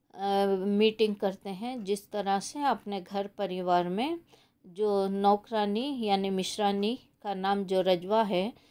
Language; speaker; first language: Hindi; non-native, local second language; Kannada